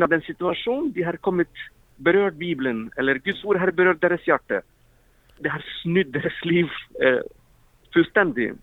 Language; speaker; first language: Norwegian; non-native, fluent; Ukrainian